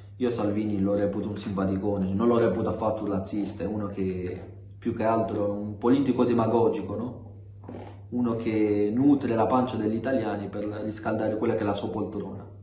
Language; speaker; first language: Italian; early bilingual, other home language; Arabic